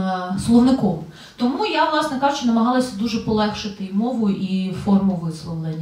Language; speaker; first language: Ukrainian; native; Ukrainian